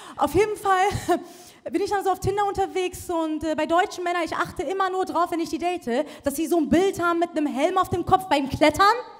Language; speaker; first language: German; early bilingual, other home language; Persian